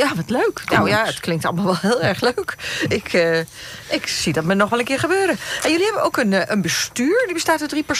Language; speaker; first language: Dutch; native; Dutch